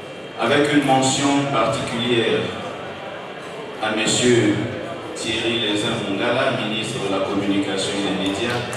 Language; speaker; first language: French; non-native, local second language; Lingala